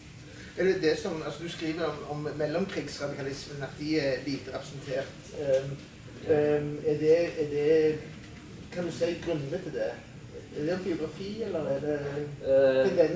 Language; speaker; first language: Norwegian; native; Norwegian